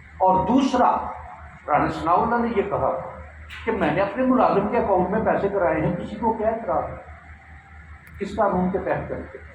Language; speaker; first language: Urdu; non-native, local second language; Punjabi